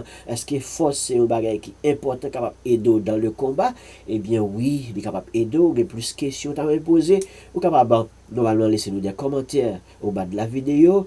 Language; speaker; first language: French; non-native, learner; Haitian Creole